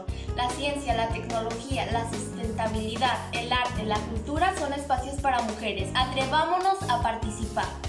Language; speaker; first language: Spanish; native; Spanish